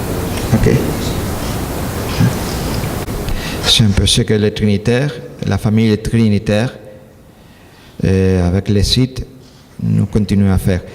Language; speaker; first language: French; non-native, learner; Spanish